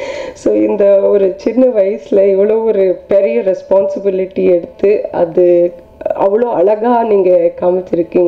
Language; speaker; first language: Tamil; non-native, learner; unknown